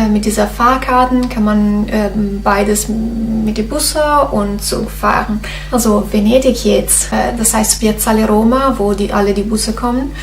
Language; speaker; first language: German; non-native, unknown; Italian